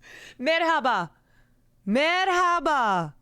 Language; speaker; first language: Turkish; non-native, learner; English